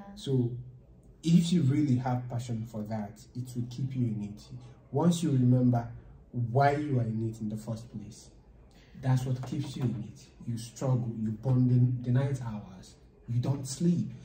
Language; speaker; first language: English; non-native, local second language; Igbo